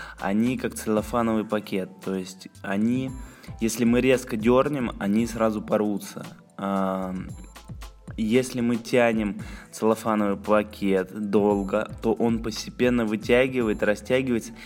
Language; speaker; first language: Russian; native; Russian